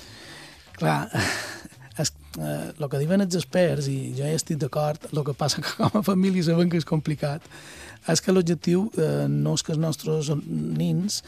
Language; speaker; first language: Catalan; native; Catalan